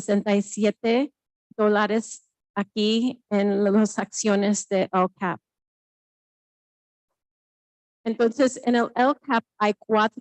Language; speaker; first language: Spanish; early bilingual, heritage; Spanish